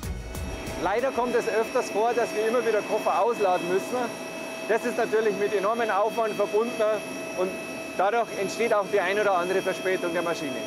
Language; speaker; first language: German; native; German